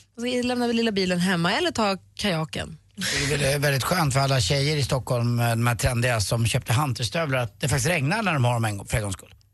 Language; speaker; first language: Swedish; native; Swedish